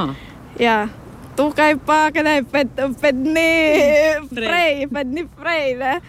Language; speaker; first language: Slovenian; non-native, learner; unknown